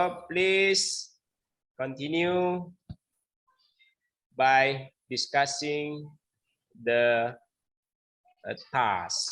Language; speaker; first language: English; non-native, learner; Indonesian